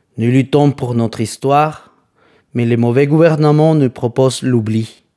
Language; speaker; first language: French; non-native, fluent; Spanish